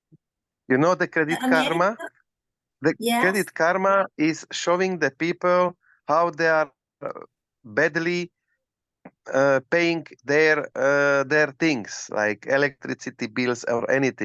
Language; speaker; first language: English; non-native, learner; Slovak